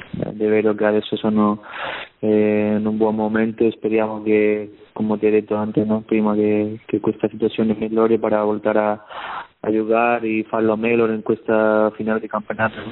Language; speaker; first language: Italian; non-native, learner; Spanish